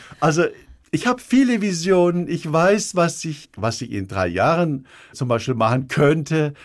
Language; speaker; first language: German; early bilingual, other home language; Turkish